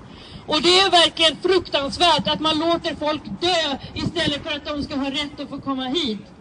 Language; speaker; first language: Swedish; native; Swedish